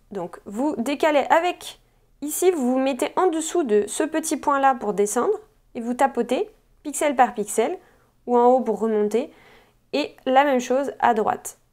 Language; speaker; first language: French; native; French